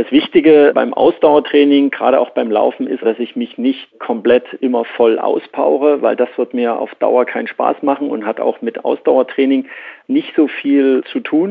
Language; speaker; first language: German; native; German